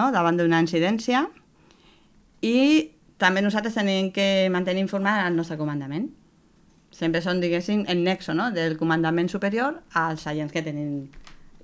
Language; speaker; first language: Catalan; native; Catalan